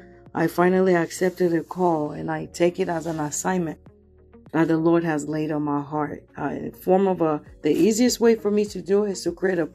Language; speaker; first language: English; non-native, local second language; Yoruba